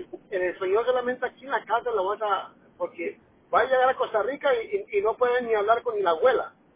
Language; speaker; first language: Spanish; native; Spanish